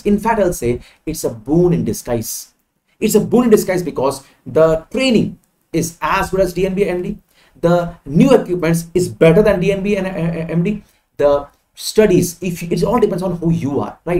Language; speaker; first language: English; non-native, local second language; Hindi